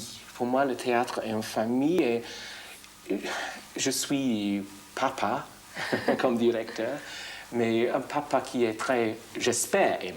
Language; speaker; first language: French; non-native, fluent; English